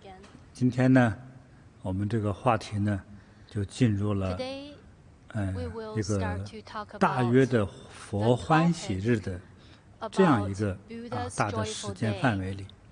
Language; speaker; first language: Chinese; native; Chinese